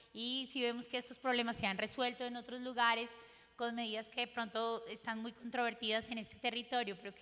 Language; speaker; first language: Spanish; native; Spanish